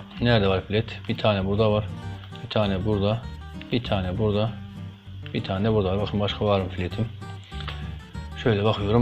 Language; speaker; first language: Turkish; native; Turkish